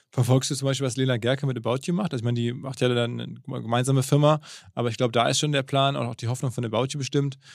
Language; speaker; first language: German; native; German